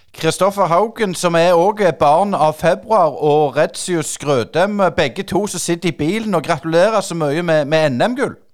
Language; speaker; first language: Norwegian; native; Norwegian